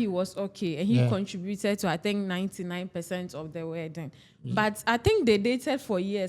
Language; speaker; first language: English; non-native, local second language; Akan